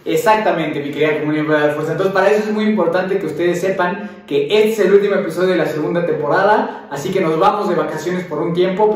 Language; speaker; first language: Spanish; native; Spanish